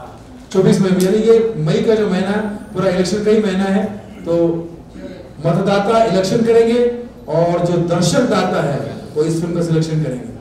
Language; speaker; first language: Hindi; native; Hindi